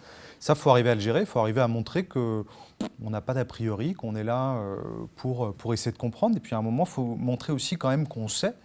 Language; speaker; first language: French; native; French